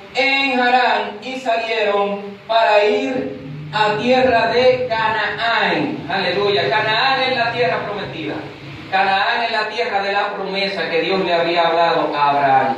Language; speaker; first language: Spanish; native; Spanish